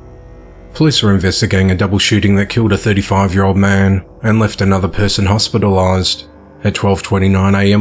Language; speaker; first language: English; native; English